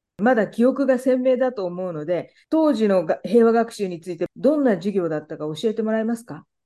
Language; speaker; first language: Japanese; native; Japanese